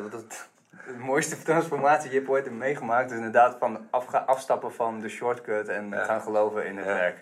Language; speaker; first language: Dutch; native; Dutch